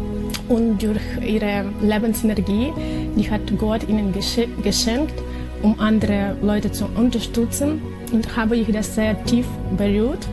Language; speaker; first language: German; non-native, fluent; Ukrainian